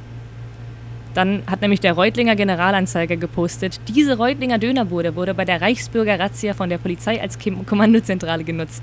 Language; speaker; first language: German; native; German